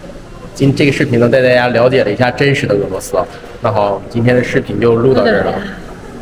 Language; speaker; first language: Chinese; native; Chinese